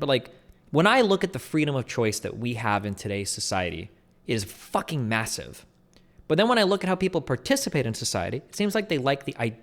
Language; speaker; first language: English; native; English